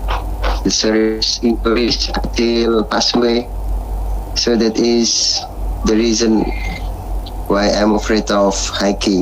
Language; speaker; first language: English; non-native, learner; Indonesian